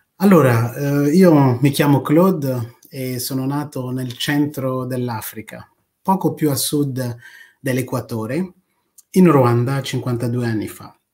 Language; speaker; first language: Italian; non-native, fluent; Kinyarwanda